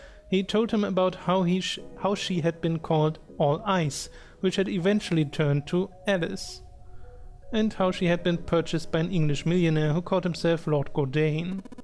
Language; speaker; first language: English; non-native, fluent; German